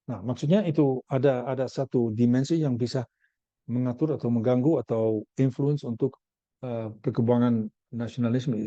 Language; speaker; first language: Indonesian; non-native, learner; Dutch